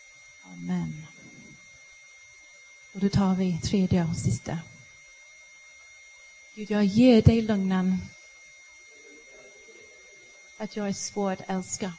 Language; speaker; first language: Swedish; non-native, fluent; English